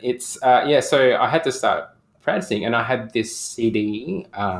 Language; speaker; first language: English; native; English